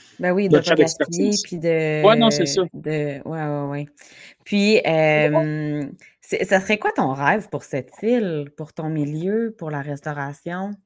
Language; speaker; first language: French; native; French